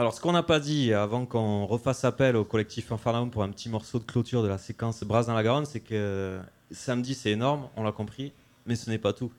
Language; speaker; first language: French; native; French